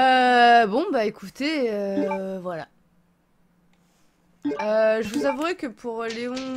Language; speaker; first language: French; native; French